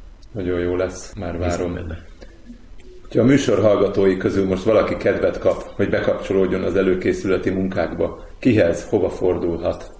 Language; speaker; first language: Hungarian; native; Hungarian